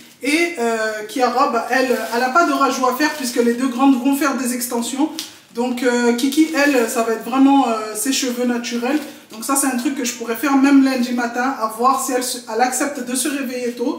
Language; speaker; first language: French; non-native, local second language; Comorian